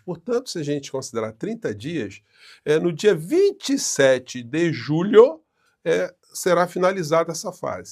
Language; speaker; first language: Portuguese; native; Portuguese